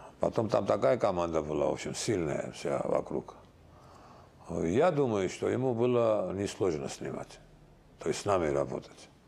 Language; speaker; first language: Russian; non-native, local second language; Georgian